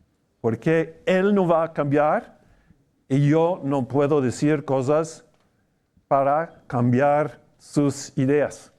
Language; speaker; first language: Spanish; non-native, fluent; English